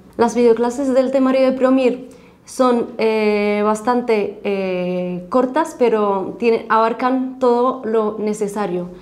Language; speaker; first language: Spanish; non-native, fluent; Arabic